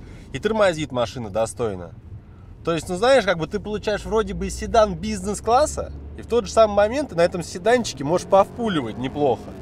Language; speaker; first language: Russian; native; Russian